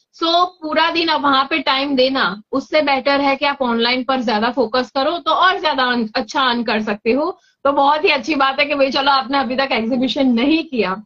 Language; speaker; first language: Hindi; non-native, local second language; Gujarati